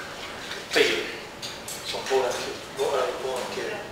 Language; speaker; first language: French; non-native, learner; English